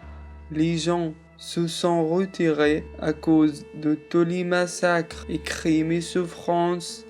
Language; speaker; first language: French; non-native, fluent; Arabic